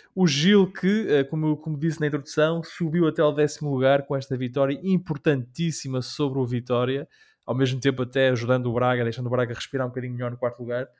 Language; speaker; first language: Portuguese; early bilingual, heritage; English